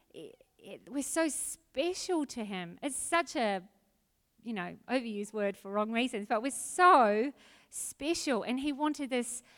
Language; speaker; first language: English; native; English